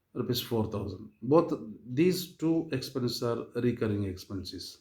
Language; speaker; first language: English; non-native, local second language; Kannada